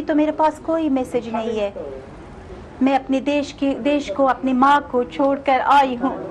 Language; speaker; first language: Hindi; non-native, learner; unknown